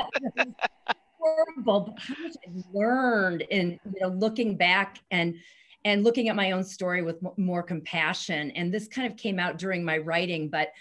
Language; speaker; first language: English; native; English